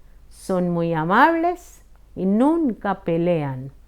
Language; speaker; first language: Spanish; non-native, fluent; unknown